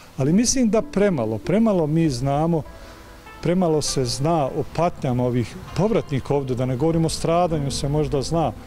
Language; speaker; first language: Serbian; native; Serbian